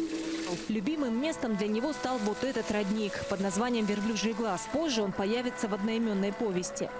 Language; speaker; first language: Russian; native; Russian